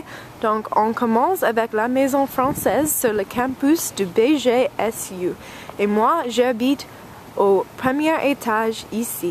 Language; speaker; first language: French; non-native, learner; English